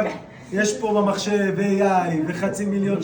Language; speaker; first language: Hebrew; native; Hebrew